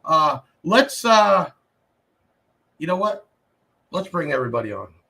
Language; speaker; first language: English; native; English